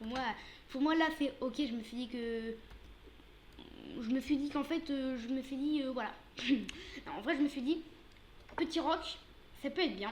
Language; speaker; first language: French; native; French